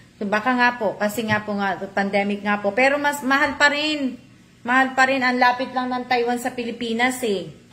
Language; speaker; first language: Filipino; native; Filipino